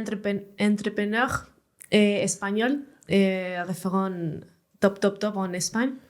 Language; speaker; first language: French; non-native, learner; Spanish